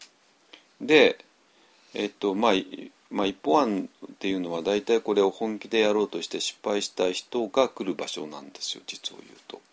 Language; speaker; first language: Japanese; native; Japanese